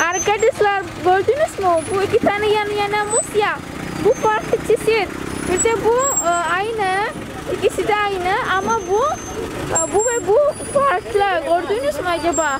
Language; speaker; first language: Turkish; non-native, learner; Javanese